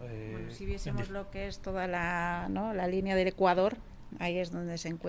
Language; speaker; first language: Spanish; native; Spanish